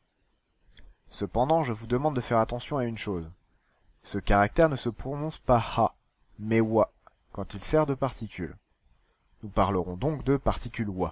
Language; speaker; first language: French; native; French